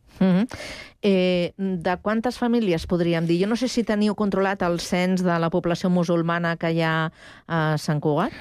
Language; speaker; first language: Catalan; native; Catalan